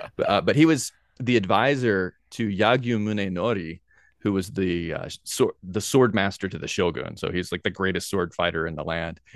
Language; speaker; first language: English; native; English